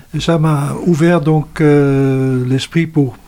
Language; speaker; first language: French; non-native, fluent; Dutch